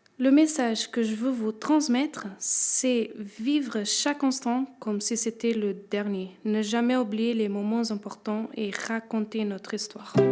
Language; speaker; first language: French; early bilingual, other home language; Portuguese